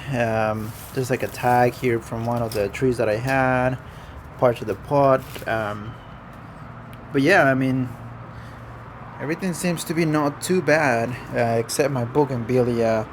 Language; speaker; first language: English; non-native, fluent; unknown